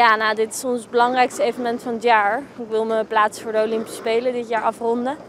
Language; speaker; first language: Dutch; native; Dutch